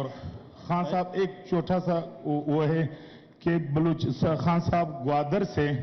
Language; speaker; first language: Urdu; non-native, local second language; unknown